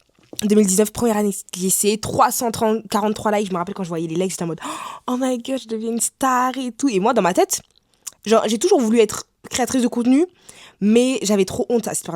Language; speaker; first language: French; native; French